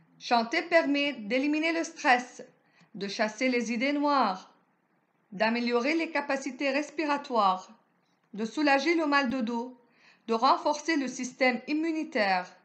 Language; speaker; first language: French; non-native, local second language; Arabic